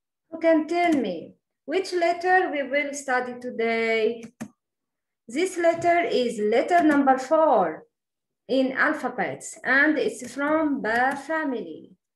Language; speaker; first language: English; non-native, learner; Arabic